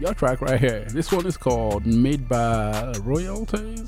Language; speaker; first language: English; non-native, local second language; Igbo